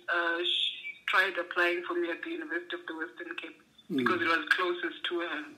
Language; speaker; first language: English; non-native, local second language; Xhosa